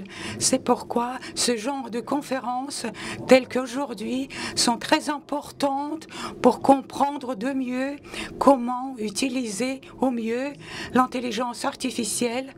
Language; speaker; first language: French; non-native, local second language; Latvian